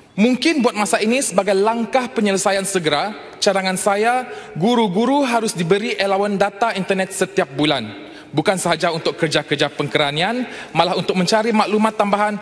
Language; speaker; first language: Malay; non-native, local second language; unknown